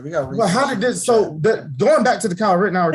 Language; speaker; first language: English; native; English